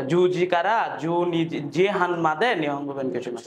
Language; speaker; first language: Japanese; non-native, learner; Bangla